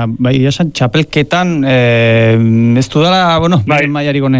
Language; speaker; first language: Basque; native; Basque